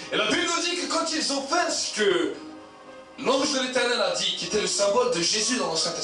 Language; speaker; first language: French; native; French